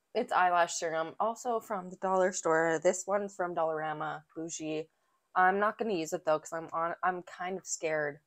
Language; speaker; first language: English; native; English